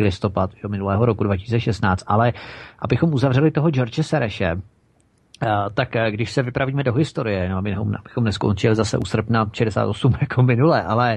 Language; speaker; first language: Czech; native; Czech